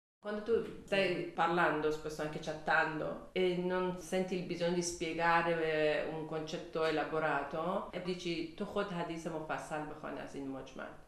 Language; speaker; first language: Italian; non-native, fluent; Persian